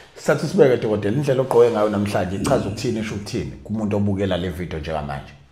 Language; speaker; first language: Zulu; native; Zulu